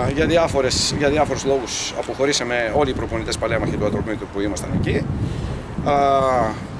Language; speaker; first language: Greek; early bilingual, heritage; Bulgarian